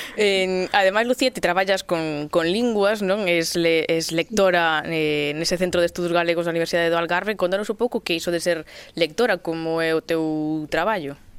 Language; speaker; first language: Galician; native; Galician